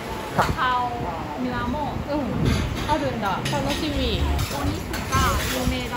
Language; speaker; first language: Japanese; non-native, fluent; Thai